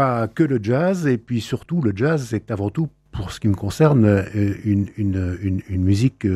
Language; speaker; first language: French; native; French